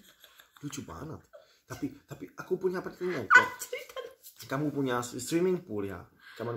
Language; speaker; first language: Indonesian; non-native, learner; Czech